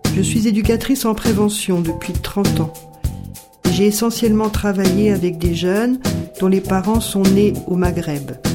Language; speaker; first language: French; native; French